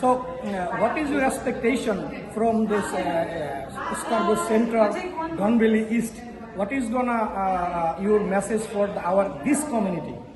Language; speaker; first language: English; non-native, local second language; Bangla